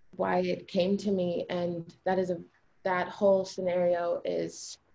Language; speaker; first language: English; early bilingual, other home language; Albanian